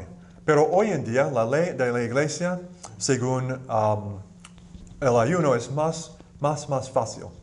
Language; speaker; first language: Spanish; non-native, fluent; English